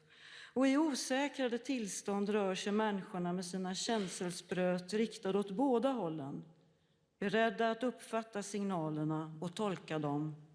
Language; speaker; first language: Swedish; native; Swedish